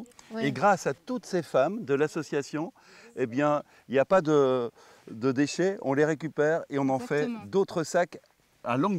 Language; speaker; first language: French; native; French